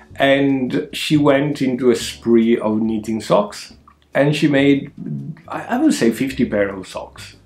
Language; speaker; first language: English; non-native, fluent; Italian